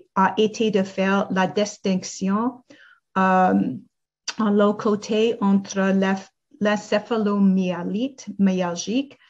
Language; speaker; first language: French; non-native, learner; English